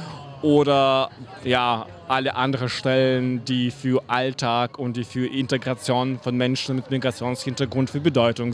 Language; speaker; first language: German; non-native, fluent; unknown